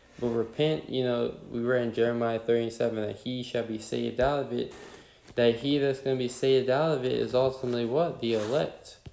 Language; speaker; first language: English; native; English